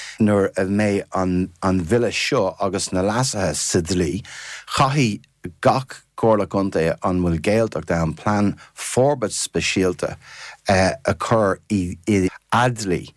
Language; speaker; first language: Irish; non-native, fluent; English